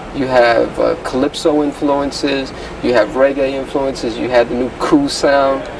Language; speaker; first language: English; native; English